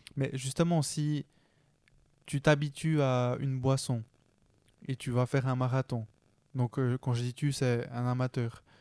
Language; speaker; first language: French; non-native, fluent; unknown